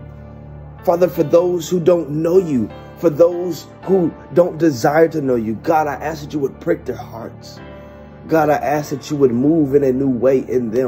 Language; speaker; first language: English; native; English